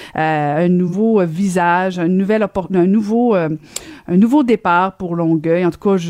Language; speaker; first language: French; native; French